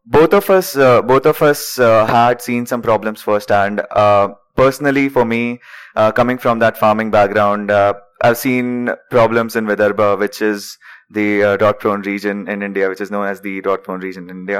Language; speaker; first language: English; non-native, local second language; Marathi